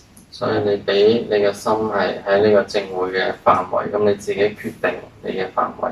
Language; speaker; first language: Chinese; native; Chinese